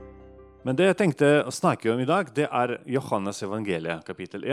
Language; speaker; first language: Norwegian; non-native, fluent; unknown